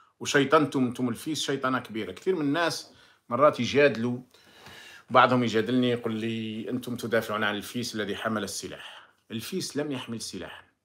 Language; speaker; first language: Arabic; native; Arabic